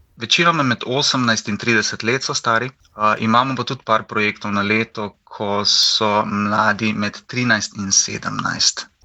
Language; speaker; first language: Slovenian; native; Slovenian